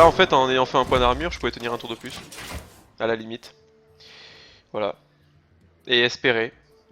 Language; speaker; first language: French; native; French